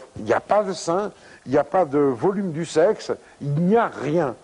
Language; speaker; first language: French; native; French